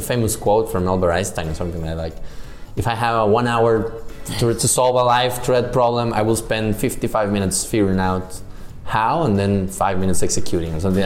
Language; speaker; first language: English; non-native, fluent; Spanish